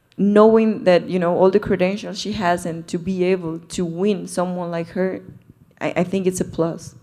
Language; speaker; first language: English; non-native, fluent; Spanish